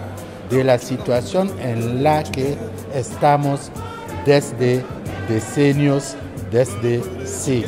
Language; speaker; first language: Spanish; non-native, fluent; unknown